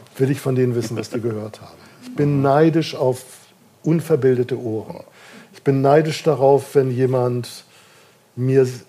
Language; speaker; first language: German; native; German